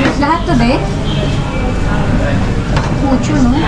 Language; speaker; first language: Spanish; non-native, fluent; Filipino